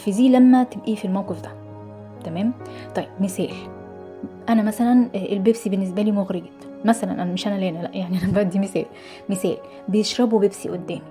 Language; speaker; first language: Arabic; native; Arabic